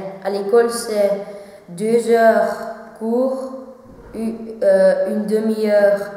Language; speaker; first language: French; non-native, local second language; Dutch